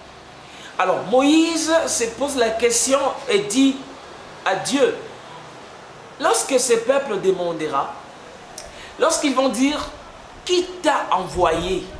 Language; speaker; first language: French; non-native, local second language; Lingala